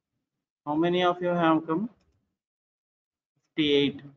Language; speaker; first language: English; non-native, local second language; Telugu